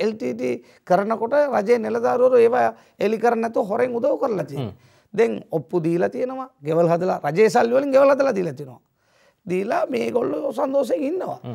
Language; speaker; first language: Sinhala; non-native, local second language; Tamil